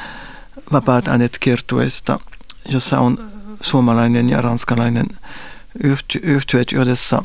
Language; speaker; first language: Finnish; non-native, fluent; French